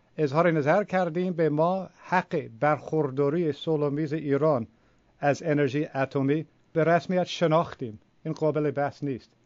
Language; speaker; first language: Persian; non-native, fluent; English